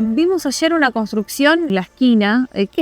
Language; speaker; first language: Spanish; native; Spanish